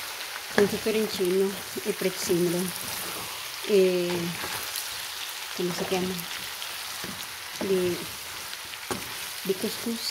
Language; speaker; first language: Italian; non-native, learner; Filipino